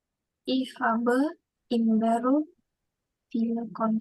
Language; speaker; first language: German; non-native, learner; Indonesian